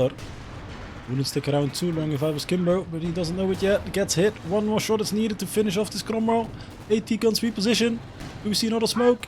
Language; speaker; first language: English; non-native, fluent; Dutch